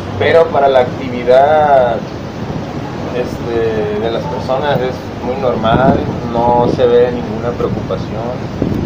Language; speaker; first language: Spanish; native; Spanish